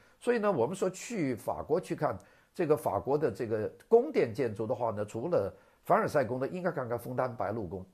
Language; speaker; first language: Chinese; non-native, local second language; Cantonese